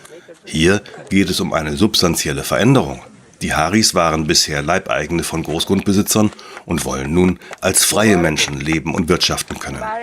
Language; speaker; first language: German; native; German